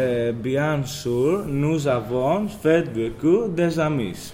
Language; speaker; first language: French; non-native, learner; Greek